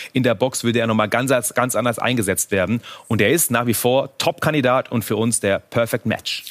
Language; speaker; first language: German; native; German